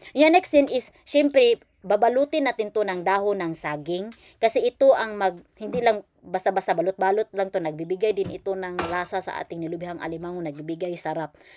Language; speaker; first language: Filipino; non-native, local second language; Cebuano